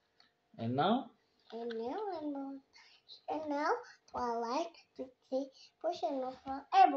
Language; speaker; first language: English; non-native, learner; Indonesian